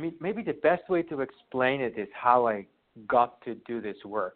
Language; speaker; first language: English; non-native, fluent; Western Frisian